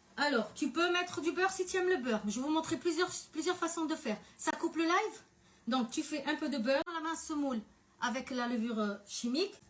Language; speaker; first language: French; early bilingual, other home language; Arabic